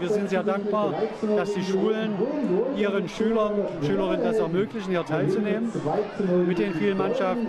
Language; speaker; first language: German; native; German